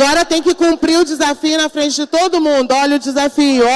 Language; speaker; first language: Portuguese; native; Portuguese